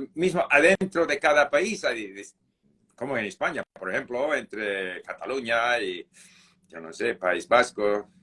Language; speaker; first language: Spanish; non-native, fluent; English